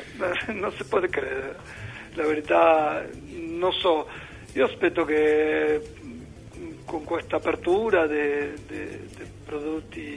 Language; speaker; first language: Italian; non-native, learner; Spanish